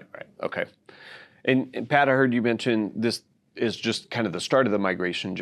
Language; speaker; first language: English; native; English